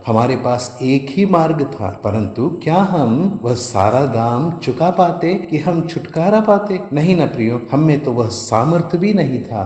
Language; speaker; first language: Hindi; native; Hindi